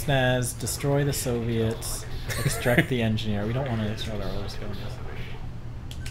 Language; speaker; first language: English; native; English